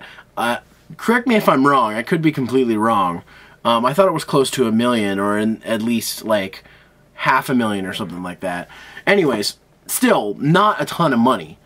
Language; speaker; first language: English; native; English